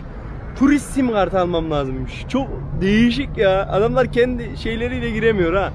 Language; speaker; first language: Turkish; native; Turkish